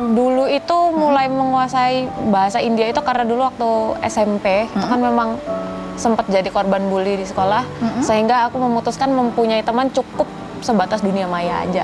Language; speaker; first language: Indonesian; native; Indonesian